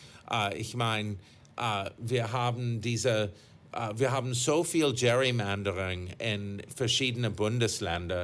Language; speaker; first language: German; non-native, fluent; English